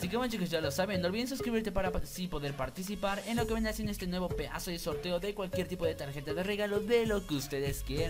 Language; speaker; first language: Spanish; native; Spanish